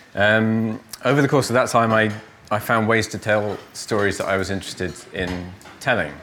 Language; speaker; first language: English; native; English